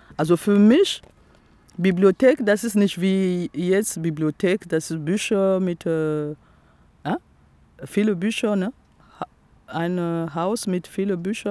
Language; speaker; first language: German; non-native, fluent; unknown